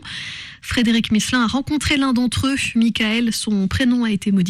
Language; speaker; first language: French; native; French